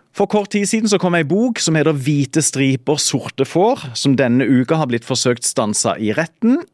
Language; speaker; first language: Norwegian; native; Norwegian